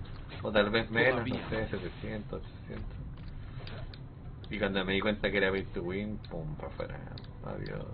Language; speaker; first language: Spanish; native; Spanish